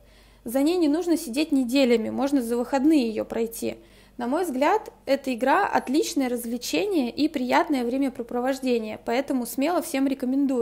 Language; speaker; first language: Russian; native; Russian